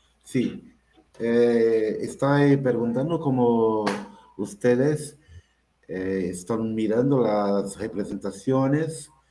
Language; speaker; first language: Spanish; non-native, learner; Portuguese